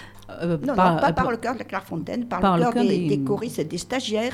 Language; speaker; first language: French; native; French